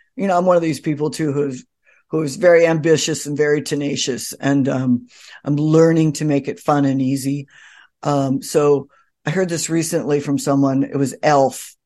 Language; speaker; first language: English; native; English